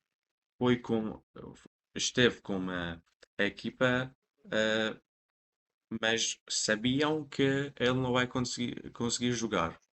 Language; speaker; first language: Portuguese; non-native, fluent; Persian